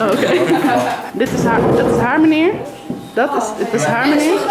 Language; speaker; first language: Dutch; native; Dutch